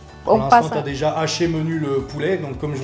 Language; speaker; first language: French; native; French